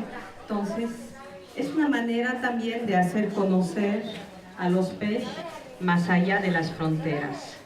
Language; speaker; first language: Spanish; non-native, fluent; French